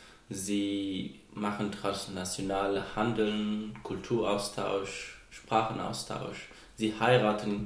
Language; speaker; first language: German; non-native, fluent; Persian